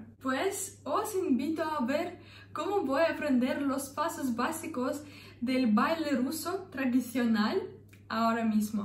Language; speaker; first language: Spanish; non-native, fluent; Russian